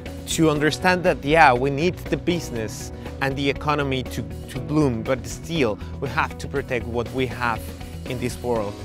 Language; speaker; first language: English; non-native, fluent; Spanish